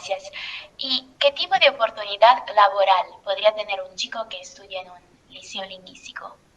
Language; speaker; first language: Spanish; non-native, learner; Italian